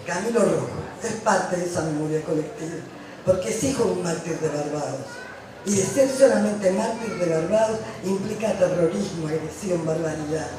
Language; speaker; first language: Spanish; native; Spanish